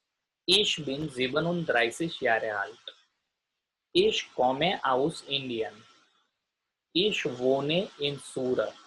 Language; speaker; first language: German; non-native, fluent; Gujarati